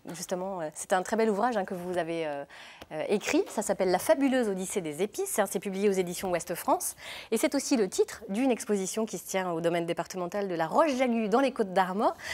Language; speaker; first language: French; native; French